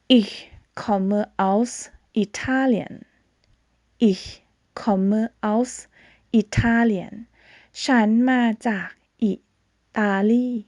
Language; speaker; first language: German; non-native, fluent; Thai